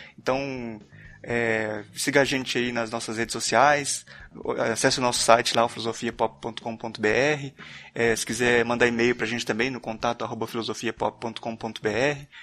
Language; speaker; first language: Portuguese; native; Portuguese